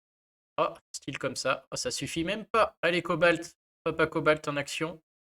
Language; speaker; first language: French; native; French